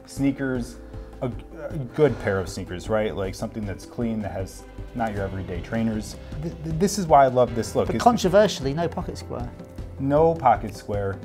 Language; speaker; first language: English; native; English